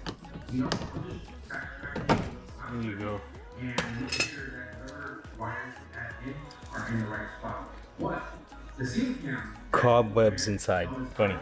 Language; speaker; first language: English; native; English